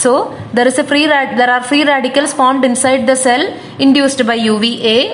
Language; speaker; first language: English; non-native, local second language; Malayalam